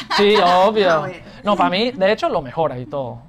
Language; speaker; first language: Spanish; non-native, fluent; English